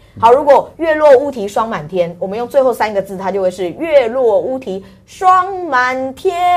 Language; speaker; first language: Chinese; non-native, local second language; Hakka Chinese